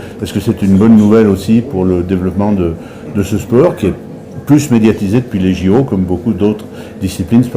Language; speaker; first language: French; native; French